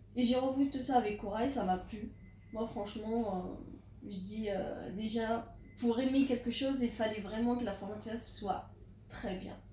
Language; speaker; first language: French; non-native, local second language; Arabic